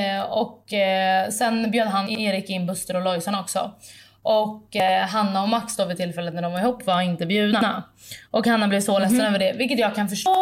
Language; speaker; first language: Swedish; early bilingual, other home language; Italian